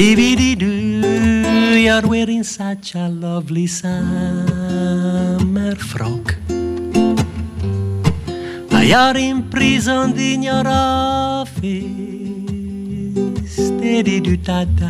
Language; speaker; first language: English; non-native, fluent; Italian